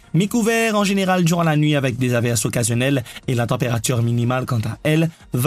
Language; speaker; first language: French; non-native, local second language; Morisyen